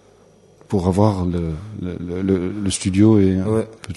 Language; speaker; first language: French; native; French